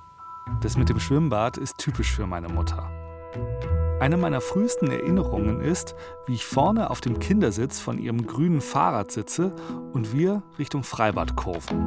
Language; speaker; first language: German; native; German